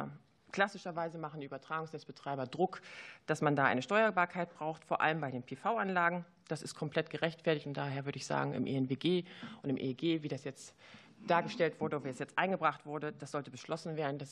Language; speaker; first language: German; native; German